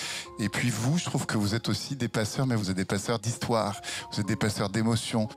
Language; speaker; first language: French; native; French